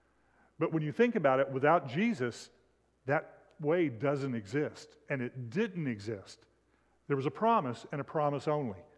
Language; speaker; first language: English; native; English